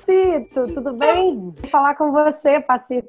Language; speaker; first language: Portuguese; native; Portuguese